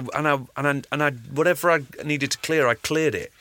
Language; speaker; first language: English; native; English